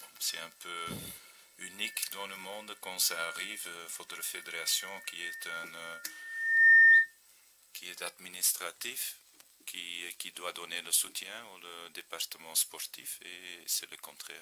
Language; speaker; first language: French; non-native, fluent; Dutch